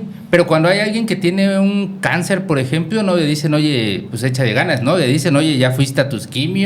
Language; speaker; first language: Spanish; native; Spanish